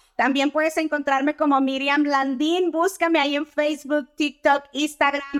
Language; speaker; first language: Spanish; native; Spanish